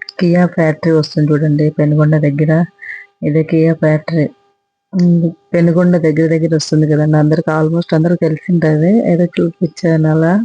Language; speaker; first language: Telugu; native; Telugu